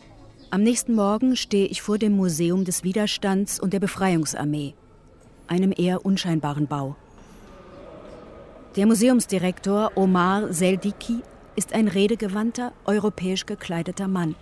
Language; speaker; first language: German; native; German